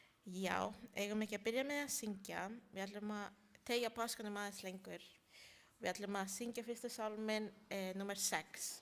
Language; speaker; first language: Icelandic; non-native, learner; Spanish